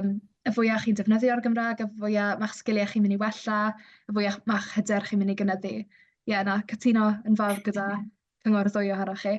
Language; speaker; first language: Welsh; native; Welsh